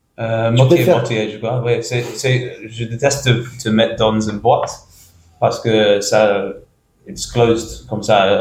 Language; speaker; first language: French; non-native, learner; English